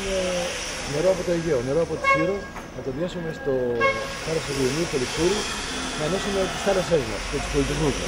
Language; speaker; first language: Greek; native; Greek